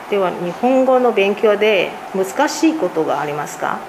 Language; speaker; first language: Japanese; native; Japanese